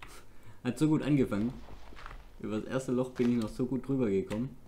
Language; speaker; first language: German; native; German